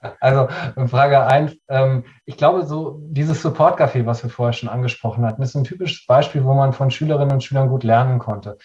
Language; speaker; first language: German; native; German